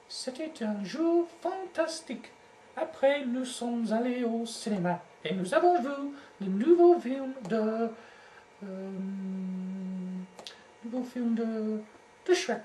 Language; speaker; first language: French; non-native, learner; English